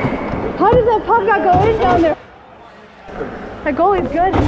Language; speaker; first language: English; native; English